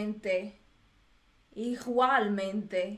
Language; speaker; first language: Spanish; non-native, learner; English